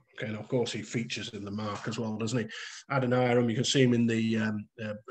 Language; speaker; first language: English; native; English